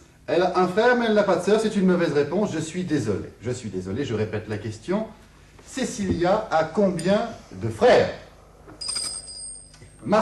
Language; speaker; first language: French; native; French